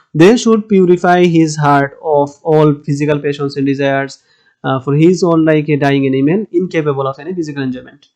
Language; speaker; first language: English; non-native, local second language; Bangla